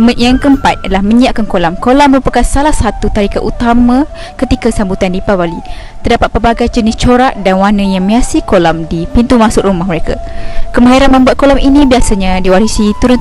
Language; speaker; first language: Malay; native; Malay